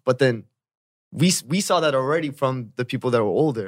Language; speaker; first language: English; early bilingual, other home language; Korean